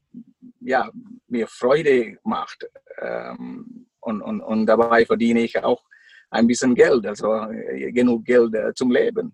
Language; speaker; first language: German; non-native, fluent; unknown